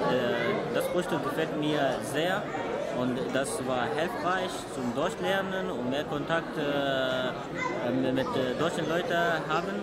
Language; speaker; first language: German; non-native, learner; Arabic